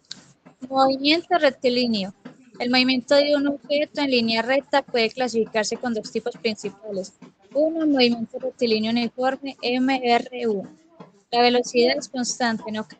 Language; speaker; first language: Spanish; native; Spanish